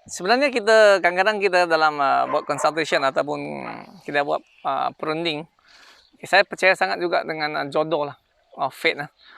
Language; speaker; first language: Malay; non-native, local second language; Chinese